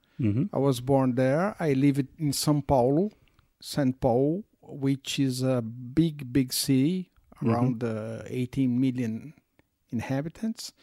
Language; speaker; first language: English; non-native, learner; Portuguese